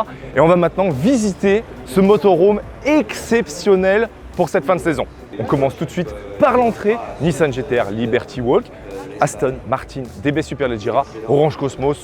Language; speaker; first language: French; native; French